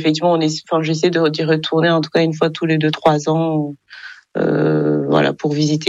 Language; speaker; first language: French; non-native, local second language; Kinyarwanda